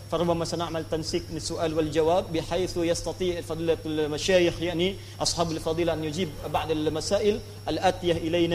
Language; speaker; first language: Arabic; non-native, fluent; Indonesian